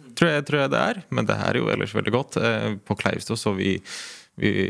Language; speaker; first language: Norwegian; non-native, fluent; Latvian